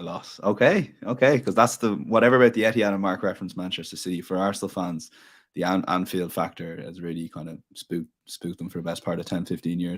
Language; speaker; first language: English; native; English